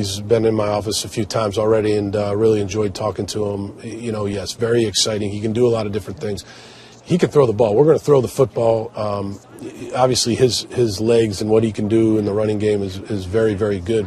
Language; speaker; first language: English; native; English